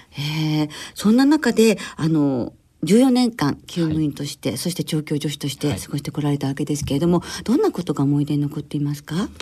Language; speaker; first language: Japanese; native; Japanese